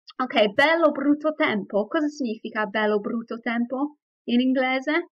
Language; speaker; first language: Italian; non-native, fluent; English